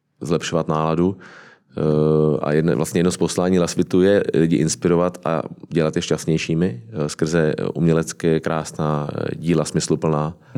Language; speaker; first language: Czech; native; Czech